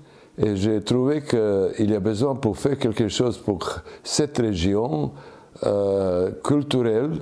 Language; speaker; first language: French; non-native, learner; Serbian